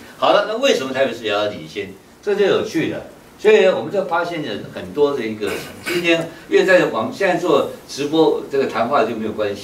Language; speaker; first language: Chinese; native; Chinese